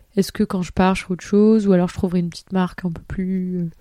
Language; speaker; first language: French; native; French